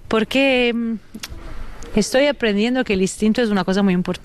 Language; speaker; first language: Spanish; non-native, fluent; Italian